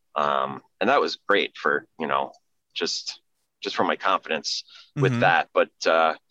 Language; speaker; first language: English; native; English